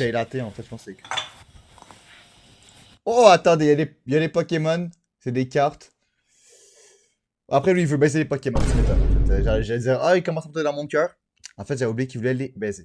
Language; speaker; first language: French; native; French